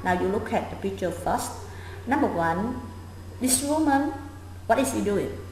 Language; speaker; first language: English; non-native, fluent; Vietnamese